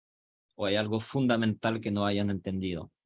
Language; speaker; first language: Spanish; non-native, fluent; French